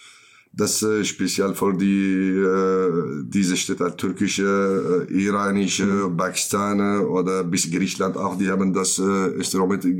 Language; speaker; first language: German; non-native, learner; Kurdish